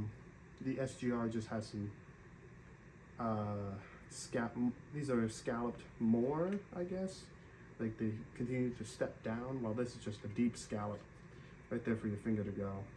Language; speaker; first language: English; native; English